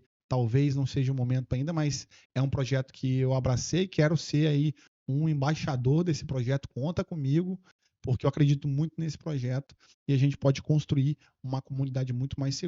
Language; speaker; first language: Portuguese; native; Portuguese